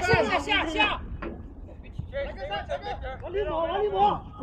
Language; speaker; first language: Chinese; native; Chinese